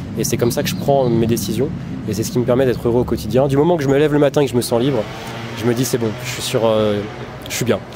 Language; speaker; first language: French; native; French